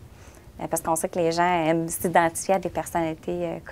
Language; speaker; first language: French; native; French